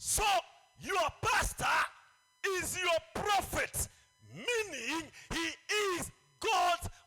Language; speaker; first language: English; non-native, local second language; Swahili